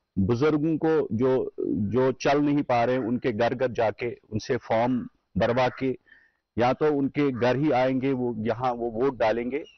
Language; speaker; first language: Hindi; non-native, local second language; Kashmiri